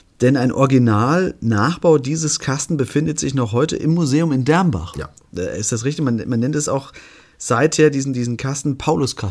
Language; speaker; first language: German; native; German